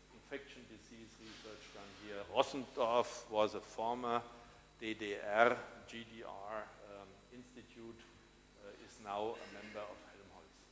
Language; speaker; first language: English; non-native, fluent; German